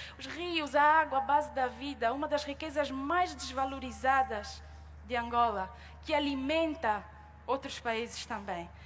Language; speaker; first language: Portuguese; native; Portuguese